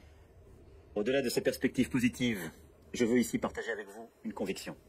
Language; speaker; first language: French; native; French